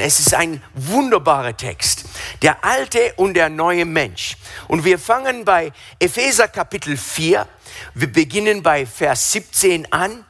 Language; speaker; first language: German; non-native, fluent; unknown